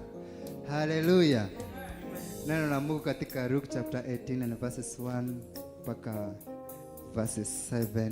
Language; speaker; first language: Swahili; non-native, local second language; Kikuyu